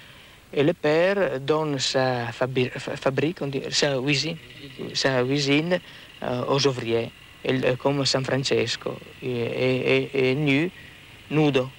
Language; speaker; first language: French; non-native, fluent; Italian